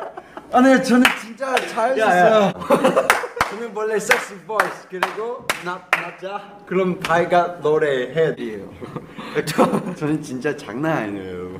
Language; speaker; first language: Korean; non-native, learner; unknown